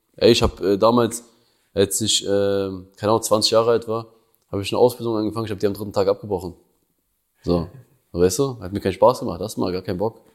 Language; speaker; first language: German; early bilingual, other home language; Albanian